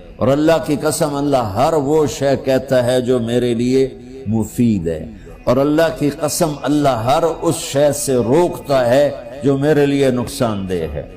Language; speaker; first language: Urdu; non-native, local second language; Punjabi